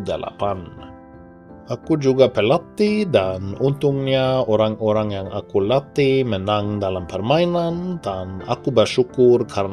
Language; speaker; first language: Indonesian; non-native, fluent; Norwegian